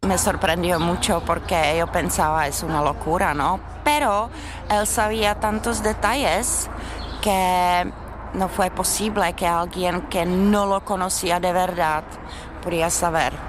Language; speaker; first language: Spanish; non-native, fluent; Czech